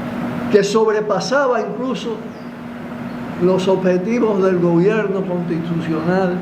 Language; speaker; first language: Spanish; native; Spanish